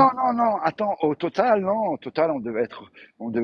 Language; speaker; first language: French; native; French